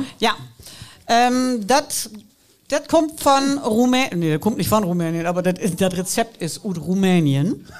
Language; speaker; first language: German; native; German